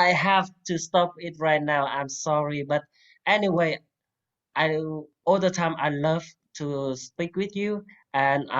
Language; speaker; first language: English; non-native, fluent; Vietnamese